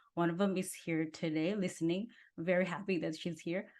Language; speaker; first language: English; non-native, fluent; Indonesian